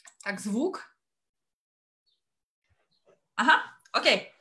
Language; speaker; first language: Russian; native; Russian